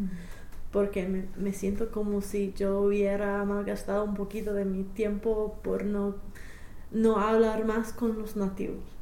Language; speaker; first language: Spanish; non-native, fluent; English